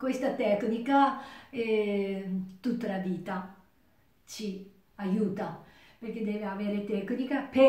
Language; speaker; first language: Italian; non-native, learner; Japanese